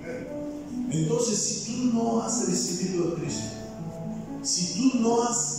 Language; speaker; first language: Spanish; non-native, fluent; Bulgarian